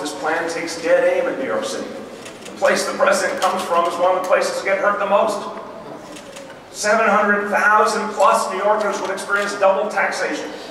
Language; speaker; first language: English; native; English